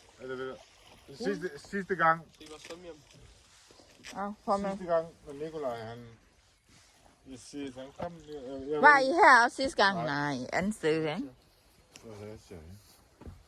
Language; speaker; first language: Danish; non-native, learner; Thai